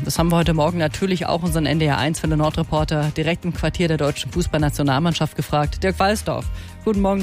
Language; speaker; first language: German; native; German